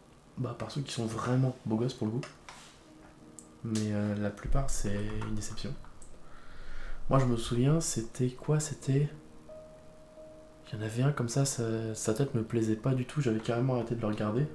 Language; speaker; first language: French; native; French